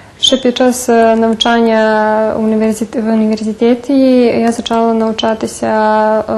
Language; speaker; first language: Ukrainian; early bilingual, heritage; Ukrainian